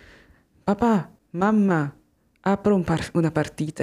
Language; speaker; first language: Italian; non-native, fluent; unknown